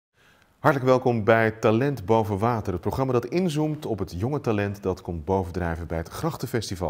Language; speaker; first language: Dutch; native; Dutch